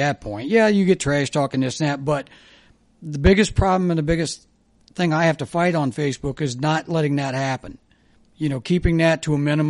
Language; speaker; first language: English; native; English